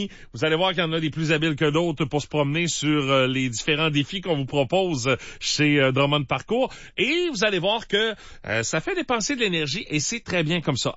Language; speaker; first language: French; native; French